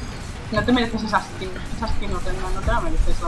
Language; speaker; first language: Spanish; native; Spanish